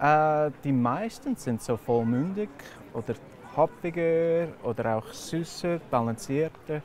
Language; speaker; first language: German; non-native, fluent; English